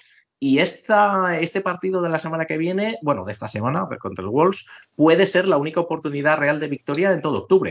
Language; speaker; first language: Spanish; native; Spanish